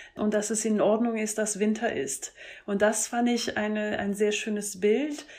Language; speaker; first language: German; non-native, fluent; French